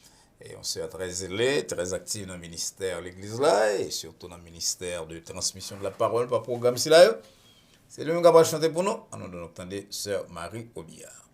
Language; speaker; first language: French; non-native, local second language; Haitian Creole